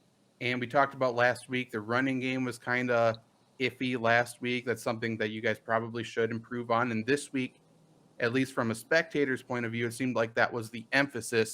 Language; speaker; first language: English; native; English